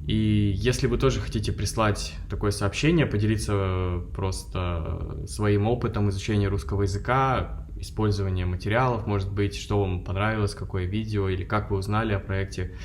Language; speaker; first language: Russian; native; Russian